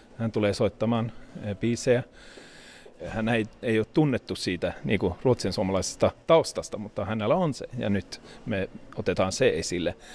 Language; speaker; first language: Finnish; early bilingual, heritage; Finnish